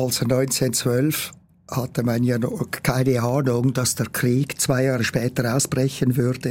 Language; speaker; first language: German; native; German